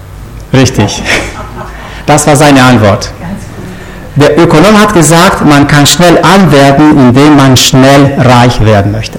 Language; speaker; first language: German; non-native, fluent; Romanian